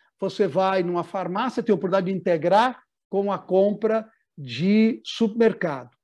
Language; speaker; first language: Portuguese; native; Portuguese